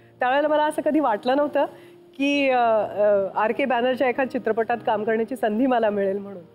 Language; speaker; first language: Marathi; native; Marathi